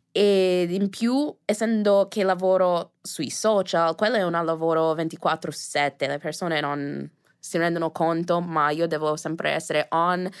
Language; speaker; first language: Italian; non-native, fluent; English